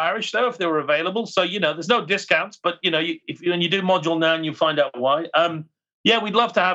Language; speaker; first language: English; native; English